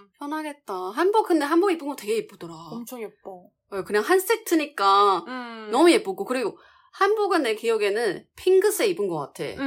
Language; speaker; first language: Korean; non-native, fluent; Chinese